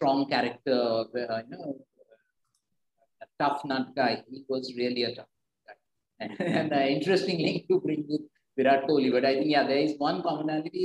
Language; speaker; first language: English; non-native, local second language; Bangla